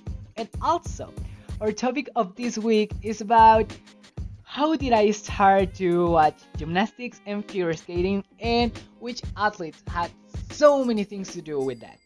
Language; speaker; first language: English; non-native, fluent; Spanish